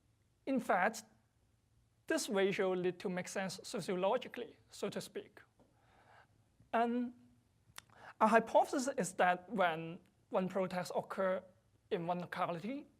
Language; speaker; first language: English; non-native, fluent; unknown